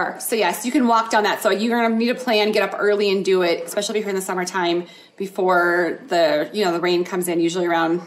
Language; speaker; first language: English; native; English